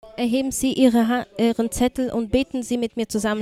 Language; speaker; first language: German; non-native, fluent; Portuguese